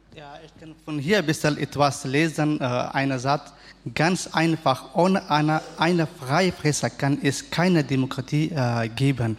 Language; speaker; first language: German; non-native, learner; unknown